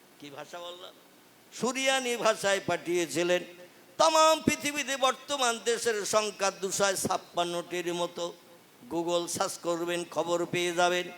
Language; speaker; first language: Bangla; native; Bangla